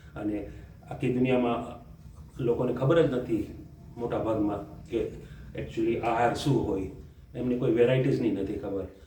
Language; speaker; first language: Gujarati; early bilingual, heritage; Gujarati